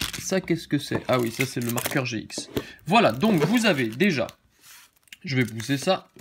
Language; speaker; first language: French; native; French